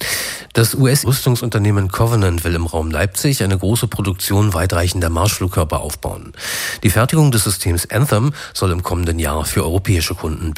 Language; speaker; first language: German; native; German